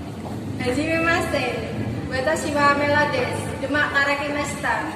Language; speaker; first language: Japanese; non-native, learner; Indonesian